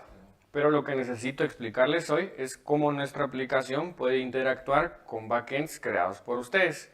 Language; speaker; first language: Spanish; native; Spanish